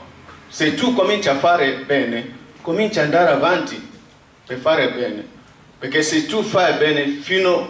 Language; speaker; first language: Italian; non-native, learner; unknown